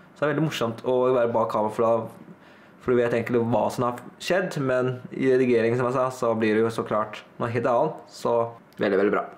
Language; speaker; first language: Norwegian; early bilingual, other home language; Thai